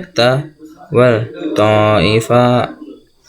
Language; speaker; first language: Arabic; non-native, learner; Indonesian